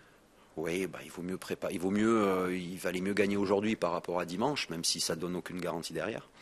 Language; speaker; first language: French; native; French